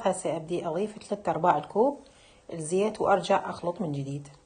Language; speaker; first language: Arabic; native; Arabic